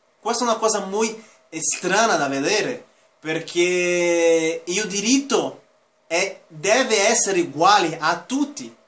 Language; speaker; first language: Italian; non-native, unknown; Spanish